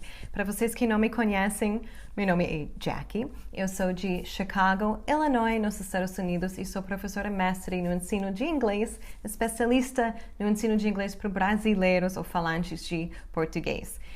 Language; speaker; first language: Portuguese; non-native, fluent; English